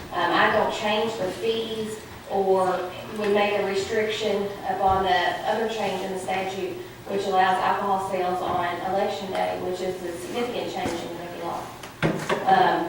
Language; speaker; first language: English; native; English